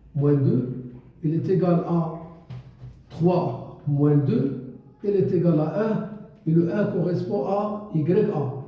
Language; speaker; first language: French; non-native, local second language; Arabic